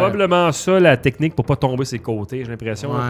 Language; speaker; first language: French; native; French